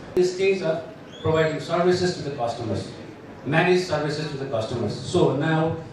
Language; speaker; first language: English; non-native, local second language; Nepali